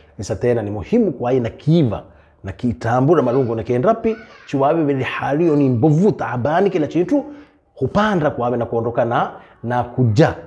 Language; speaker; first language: Swahili; native; Swahili